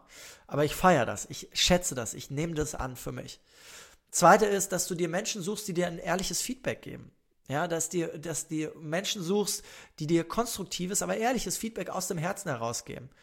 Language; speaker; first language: German; native; German